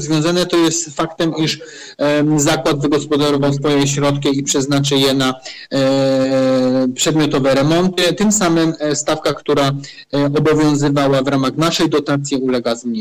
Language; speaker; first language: Polish; native; Polish